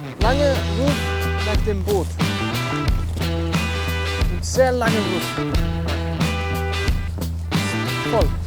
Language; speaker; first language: German; non-native, learner; Dutch